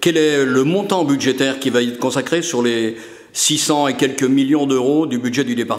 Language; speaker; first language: French; native; French